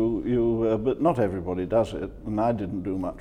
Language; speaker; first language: English; native; English